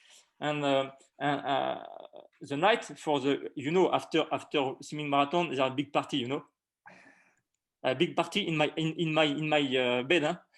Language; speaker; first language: English; non-native, learner; French